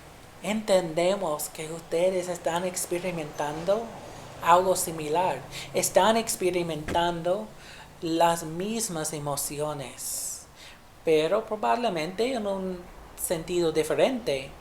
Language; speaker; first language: Spanish; non-native, fluent; English